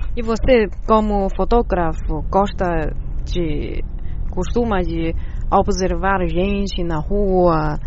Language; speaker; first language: Portuguese; non-native, learner; Chinese